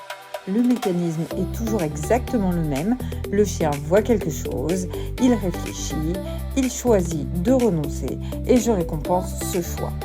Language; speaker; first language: French; native; French